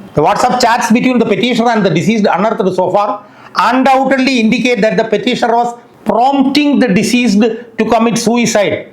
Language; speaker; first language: English; non-native, local second language; Malayalam